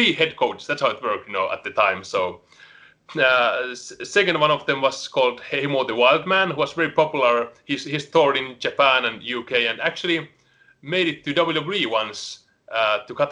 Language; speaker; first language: English; non-native, fluent; Finnish